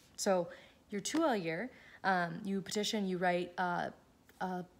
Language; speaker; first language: English; native; English